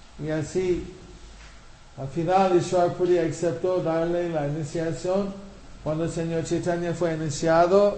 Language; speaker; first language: Spanish; non-native, fluent; English